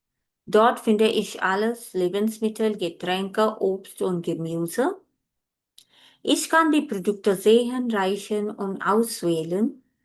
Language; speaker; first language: German; non-native, fluent; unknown